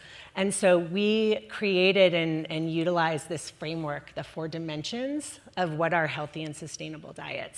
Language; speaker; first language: English; native; English